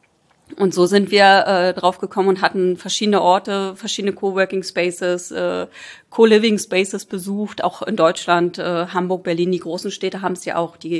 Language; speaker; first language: German; native; German